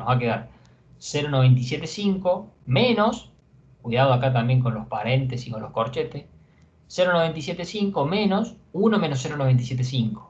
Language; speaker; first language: Spanish; native; Spanish